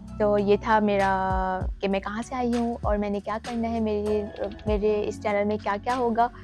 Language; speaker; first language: Urdu; native; Urdu